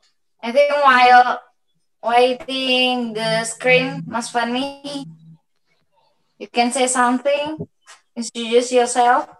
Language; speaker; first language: English; non-native, learner; Indonesian